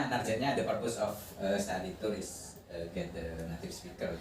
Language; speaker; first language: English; non-native, learner; Indonesian